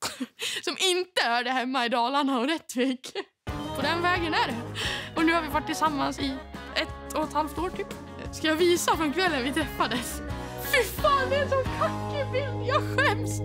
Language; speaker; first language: Swedish; native; Swedish